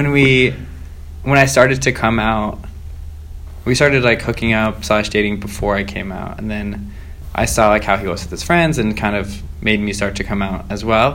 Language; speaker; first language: English; native; English